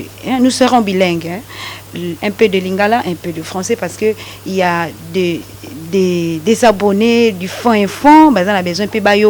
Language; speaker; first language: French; non-native, local second language; Lingala